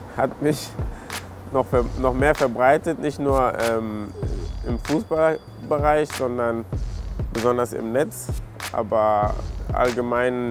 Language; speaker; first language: German; early bilingual, other home language; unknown